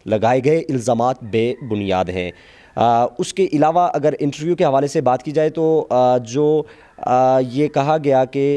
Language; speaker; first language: Urdu; non-native, local second language; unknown